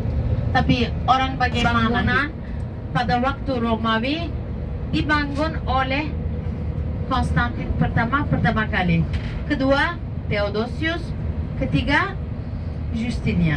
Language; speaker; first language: Indonesian; non-native, fluent; Turkish